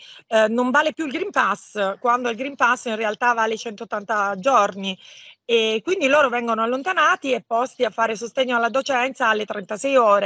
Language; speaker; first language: Italian; native; Italian